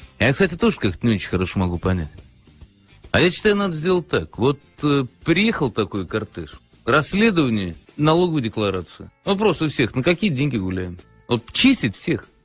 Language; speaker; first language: Russian; native; Russian